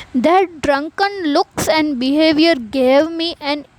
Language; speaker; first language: English; non-native, local second language; Gujarati